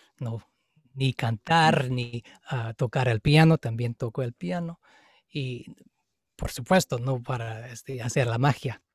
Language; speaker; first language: Spanish; non-native, fluent; English